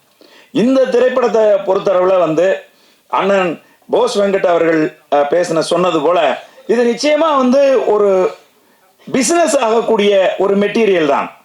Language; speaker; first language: Tamil; native; Tamil